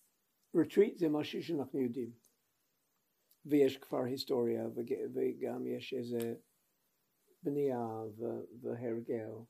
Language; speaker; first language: Hebrew; non-native, fluent; English